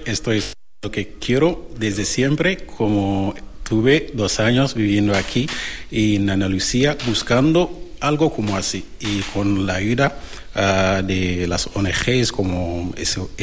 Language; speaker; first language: Spanish; non-native, learner; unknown